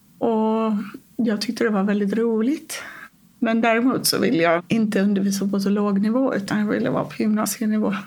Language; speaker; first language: Swedish; native; Swedish